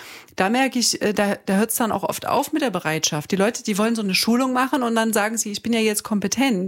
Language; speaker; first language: German; native; German